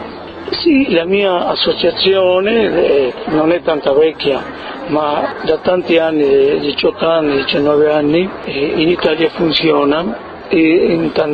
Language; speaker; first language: Italian; early bilingual, heritage; Italian